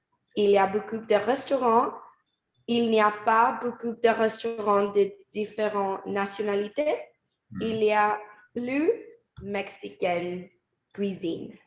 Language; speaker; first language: French; non-native, learner; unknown